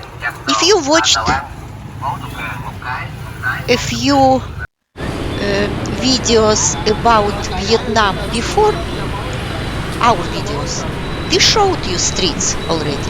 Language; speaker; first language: English; non-native, fluent; Russian